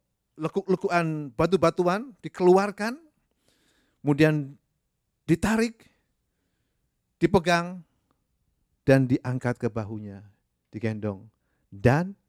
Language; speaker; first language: Indonesian; native; Indonesian